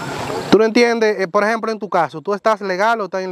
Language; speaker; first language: Spanish; native; Spanish